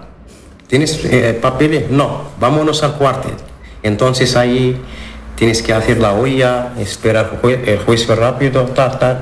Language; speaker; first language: Spanish; non-native, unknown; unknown